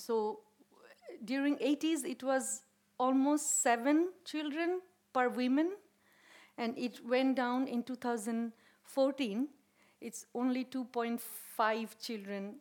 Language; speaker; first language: English; non-native, local second language; Bangla